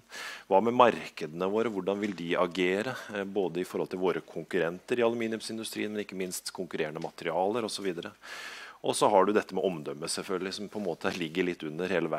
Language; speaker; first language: Norwegian; native; Norwegian